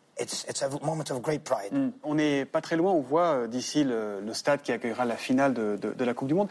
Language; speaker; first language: French; native; French